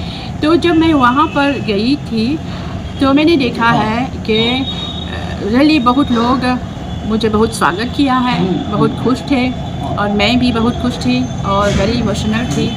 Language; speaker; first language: Hindi; non-native, fluent; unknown